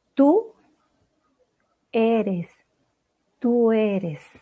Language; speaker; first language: Spanish; native; Spanish